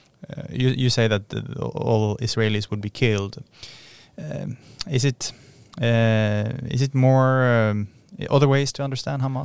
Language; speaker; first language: English; non-native, fluent; Norwegian